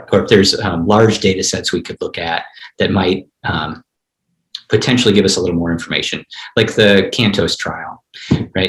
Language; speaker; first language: English; native; English